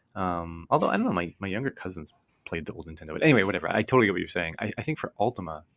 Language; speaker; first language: English; native; English